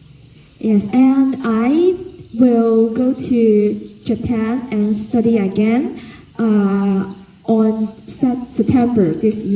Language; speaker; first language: English; non-native, fluent; Cantonese